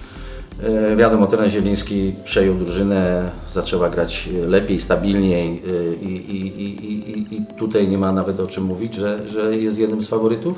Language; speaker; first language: Polish; native; Polish